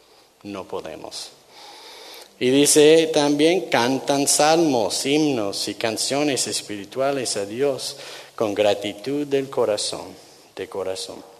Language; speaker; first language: Spanish; non-native, fluent; English